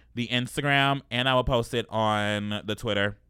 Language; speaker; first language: English; native; English